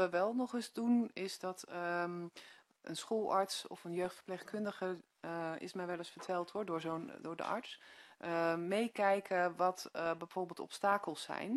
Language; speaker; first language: Dutch; native; Dutch